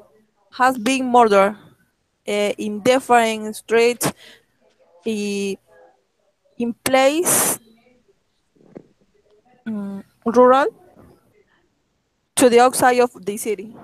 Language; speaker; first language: English; non-native, learner; Spanish